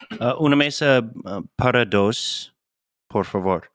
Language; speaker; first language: Spanish; non-native, learner; English